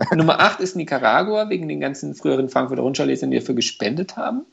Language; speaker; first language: German; non-native, fluent; Hungarian